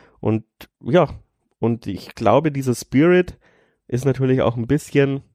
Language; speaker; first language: German; native; German